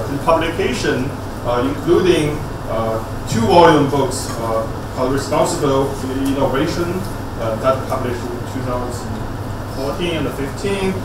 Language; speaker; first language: English; non-native, fluent; Chinese